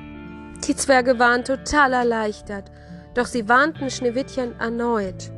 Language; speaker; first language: German; native; German